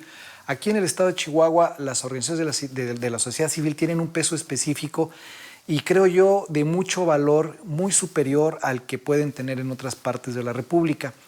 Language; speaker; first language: Spanish; native; Spanish